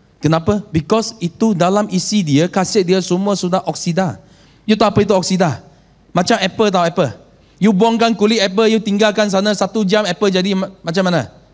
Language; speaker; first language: Malay; non-native, local second language; Chinese